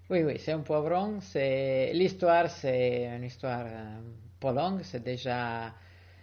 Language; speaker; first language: French; non-native, fluent; Italian